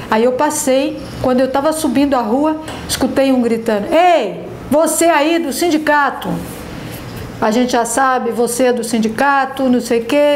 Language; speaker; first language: Portuguese; native; Portuguese